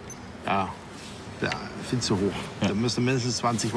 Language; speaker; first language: German; native; German